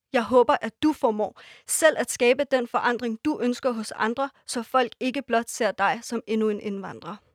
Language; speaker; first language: Danish; early bilingual, other home language; Persian